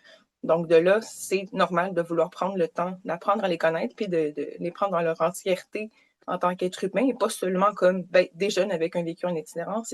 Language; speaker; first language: French; native; French